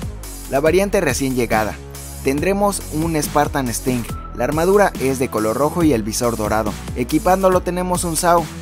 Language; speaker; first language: Spanish; native; Spanish